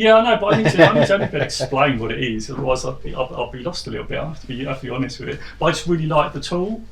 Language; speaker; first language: English; native; English